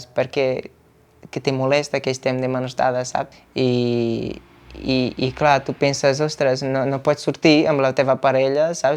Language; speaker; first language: Catalan; non-native, fluent; Portuguese